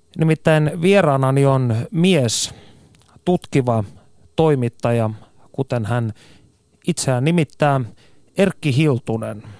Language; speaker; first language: Finnish; native; Finnish